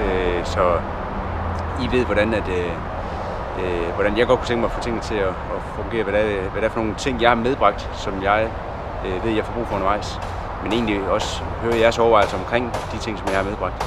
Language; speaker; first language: Danish; native; Danish